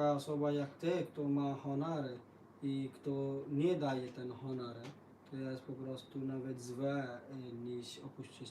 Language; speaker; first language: Polish; non-native, learner; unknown